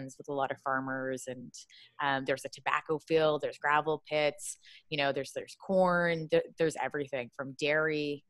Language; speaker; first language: English; native; English